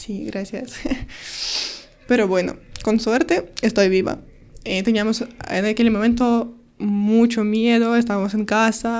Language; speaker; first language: Spanish; non-native, learner; Ukrainian